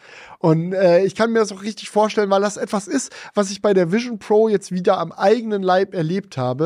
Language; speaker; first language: German; native; German